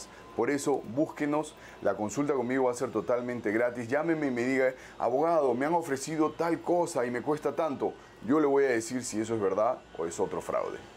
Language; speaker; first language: Spanish; native; Spanish